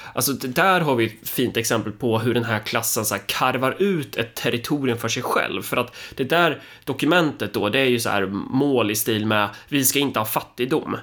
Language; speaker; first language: Swedish; native; Swedish